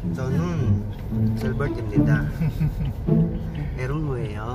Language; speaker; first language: Korean; non-native, learner; Filipino